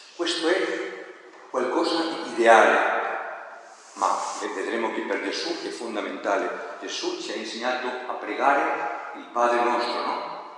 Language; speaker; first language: Italian; non-native, fluent; Spanish